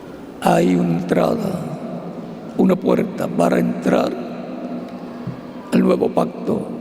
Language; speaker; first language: Spanish; native; Spanish